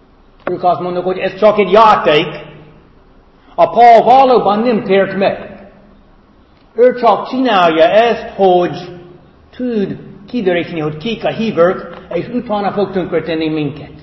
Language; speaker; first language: Hungarian; non-native, fluent; English